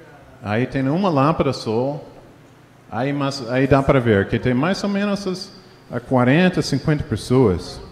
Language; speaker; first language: Portuguese; non-native, fluent; English